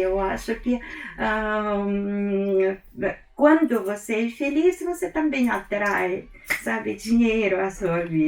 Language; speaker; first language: Portuguese; non-native, fluent; Russian